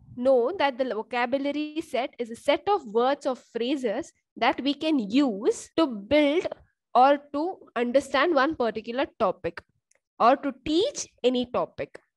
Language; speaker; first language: English; non-native, local second language; Kannada